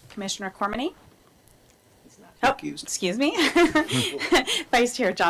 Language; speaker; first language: English; native; English